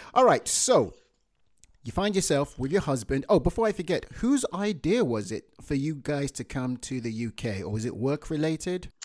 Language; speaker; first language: English; non-native, local second language; Yoruba